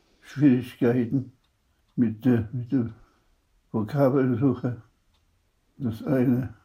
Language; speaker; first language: German; non-native, fluent; Polish